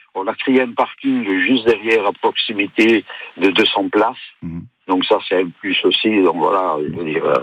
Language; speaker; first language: French; native; French